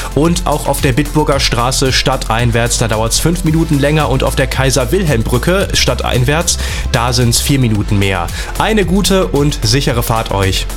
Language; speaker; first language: German; native; German